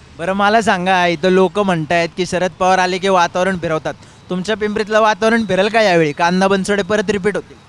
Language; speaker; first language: Marathi; native; Marathi